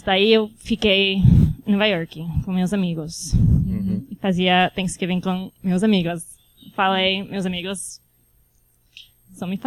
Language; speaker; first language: Portuguese; non-native, fluent; Spanish